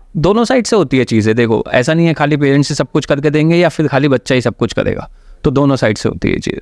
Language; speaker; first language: Hindi; native; Hindi